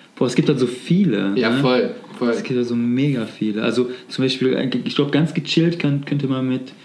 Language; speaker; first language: German; native; German